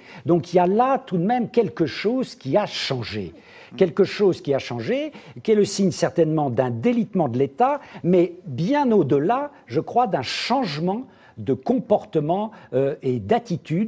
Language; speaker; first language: French; native; French